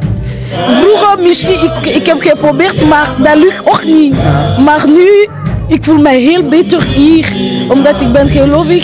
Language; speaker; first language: Dutch; early bilingual, other home language; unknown